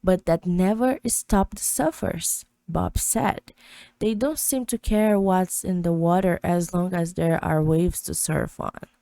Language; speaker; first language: English; non-native, fluent; Portuguese